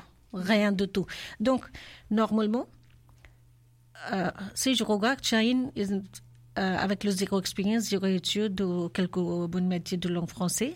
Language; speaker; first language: French; non-native, learner; Urdu